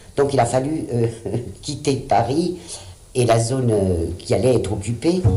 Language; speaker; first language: French; early bilingual, other home language; Spanish